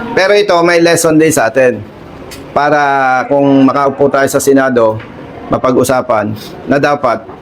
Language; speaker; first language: Filipino; native; Filipino